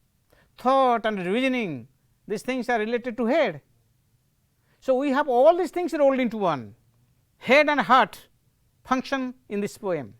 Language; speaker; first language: English; non-native, local second language; Odia